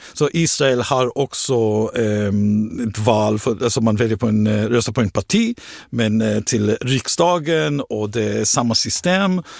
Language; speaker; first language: Swedish; non-native, fluent; Hebrew